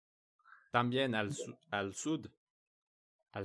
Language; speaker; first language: Spanish; non-native, learner; English